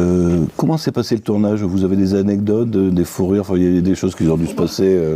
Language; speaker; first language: French; native; French